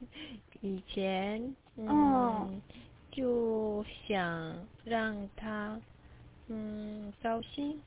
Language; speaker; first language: Chinese; non-native, learner; Korean